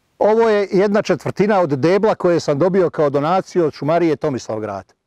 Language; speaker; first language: Bosnian; native; Bosnian